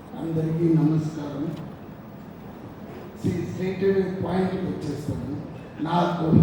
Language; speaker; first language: Telugu; non-native, fluent; Tamil